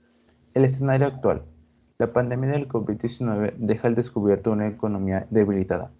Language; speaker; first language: Spanish; native; Spanish